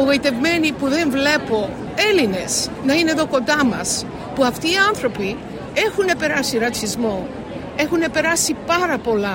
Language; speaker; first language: Greek; early bilingual, heritage; Greek